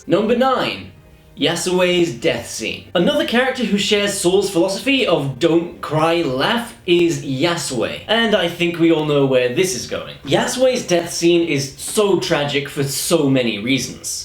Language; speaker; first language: English; native; English